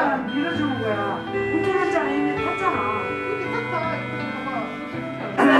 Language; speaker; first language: Korean; native; Korean